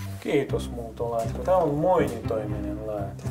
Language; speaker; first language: Finnish; non-native, learner; Russian